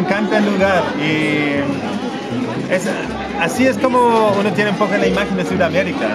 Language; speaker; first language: Spanish; non-native, fluent; German